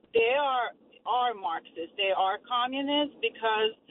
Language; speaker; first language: English; early bilingual, other home language; Croatian